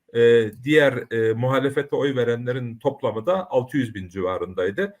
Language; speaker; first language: Turkish; early bilingual, heritage; Turkish